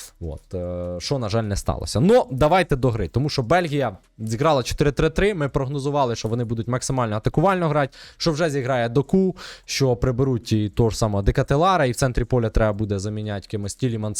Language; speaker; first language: Ukrainian; native; Ukrainian